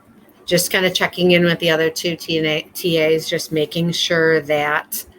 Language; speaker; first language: English; native; English